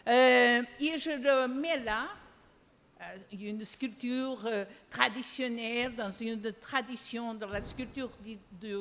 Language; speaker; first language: French; non-native, fluent; Portuguese